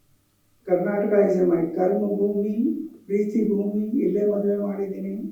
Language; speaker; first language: Kannada; non-native, local second language; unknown